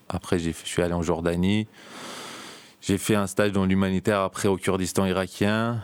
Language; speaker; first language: French; early bilingual, other home language; Turkish